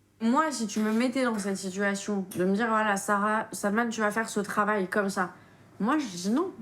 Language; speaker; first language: French; native; French